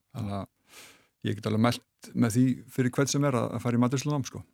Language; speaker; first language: Icelandic; native; Icelandic